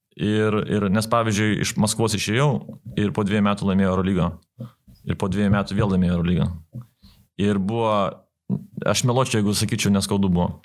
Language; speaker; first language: Lithuanian; native; Lithuanian